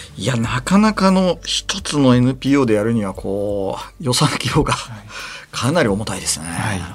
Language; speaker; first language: Japanese; native; Japanese